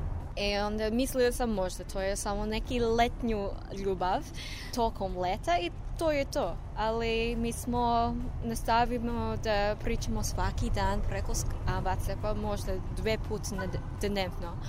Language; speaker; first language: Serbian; non-native, learner; English